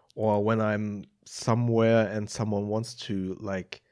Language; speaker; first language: English; non-native, fluent; German